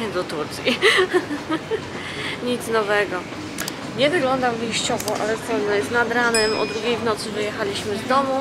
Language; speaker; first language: Polish; native; Polish